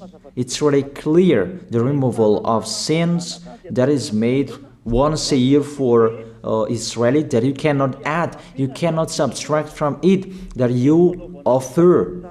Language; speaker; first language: English; non-native, fluent; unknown